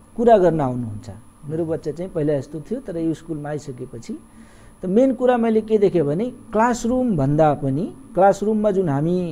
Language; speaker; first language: Nepali; non-native, local second language; Awadhi